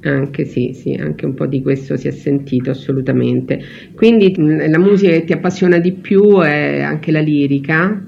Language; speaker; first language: Italian; native; Italian